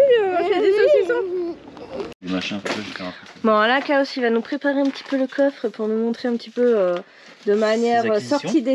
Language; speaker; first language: French; native; French